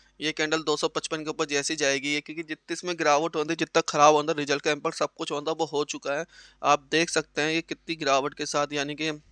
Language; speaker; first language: Hindi; native; Hindi